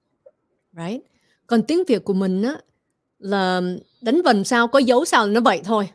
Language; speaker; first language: Vietnamese; early bilingual, heritage; Vietnamese